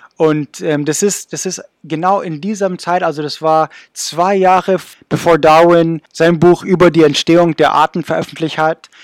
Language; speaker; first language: German; non-native, fluent; English